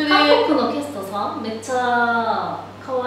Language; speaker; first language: Japanese; non-native, learner; Korean